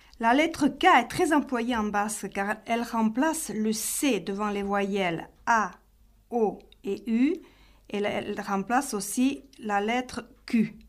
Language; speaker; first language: French; native; French